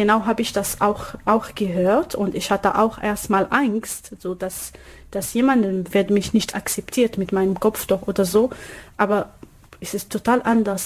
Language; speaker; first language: German; non-native, learner; Arabic